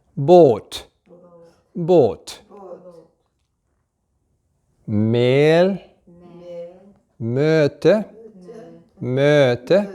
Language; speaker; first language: Norwegian; early bilingual, heritage; English